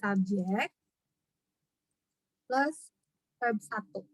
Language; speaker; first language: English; non-native, learner; Indonesian